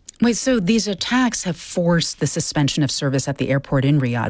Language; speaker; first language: English; native; English